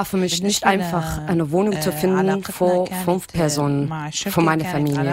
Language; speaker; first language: German; non-native, learner; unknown